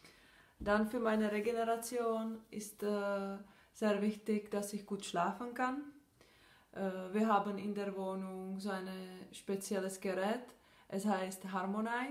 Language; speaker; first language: German; non-native, fluent; Czech